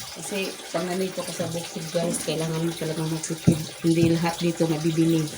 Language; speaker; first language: Filipino; non-native, local second language; Cebuano